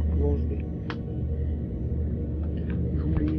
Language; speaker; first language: French; native; French